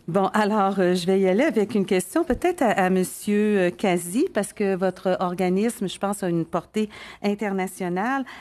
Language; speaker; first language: French; native; French